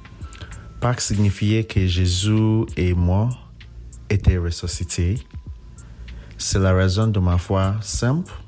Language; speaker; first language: French; non-native, learner; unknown